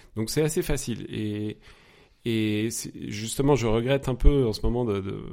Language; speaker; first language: French; native; French